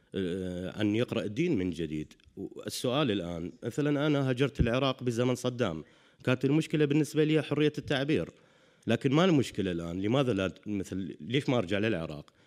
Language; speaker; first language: Arabic; native; Arabic